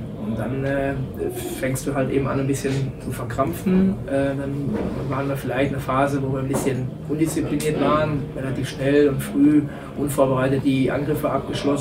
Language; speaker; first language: German; native; German